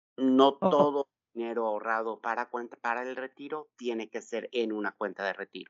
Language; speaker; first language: Spanish; native; Spanish